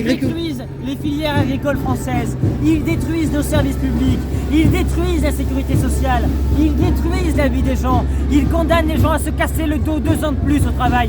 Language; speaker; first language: French; native; French